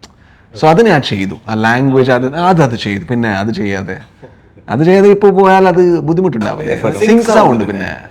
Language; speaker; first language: Malayalam; non-native, learner; Kannada